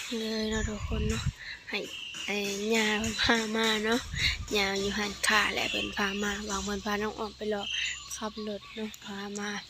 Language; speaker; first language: Thai; non-native, local second language; Lao